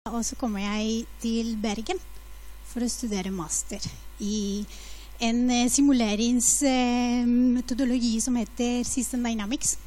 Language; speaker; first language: Norwegian; non-native, fluent; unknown